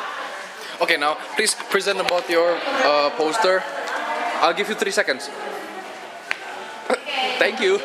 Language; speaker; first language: English; non-native, fluent; Indonesian